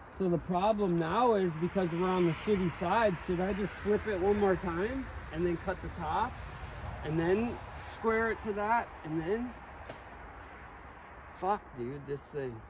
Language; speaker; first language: English; native; English